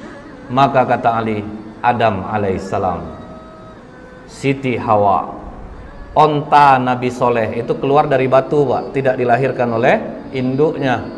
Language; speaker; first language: Indonesian; native; Indonesian